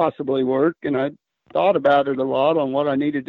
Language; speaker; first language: English; native; English